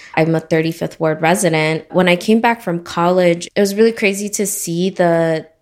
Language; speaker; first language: English; early bilingual, other home language; Spanish